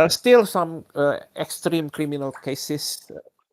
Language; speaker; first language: English; non-native, learner; Indonesian